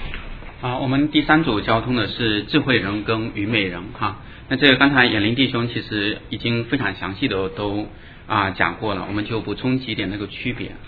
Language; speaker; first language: Chinese; native; Chinese